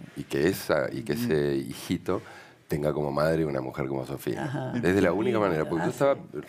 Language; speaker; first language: Spanish; native; Spanish